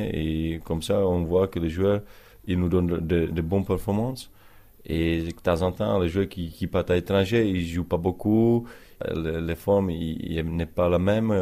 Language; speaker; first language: French; non-native, learner; Czech